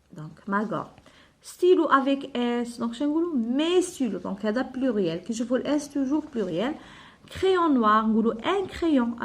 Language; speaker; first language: French; non-native, local second language; Arabic